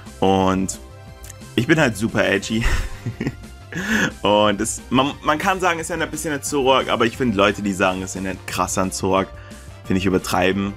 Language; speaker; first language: German; native; German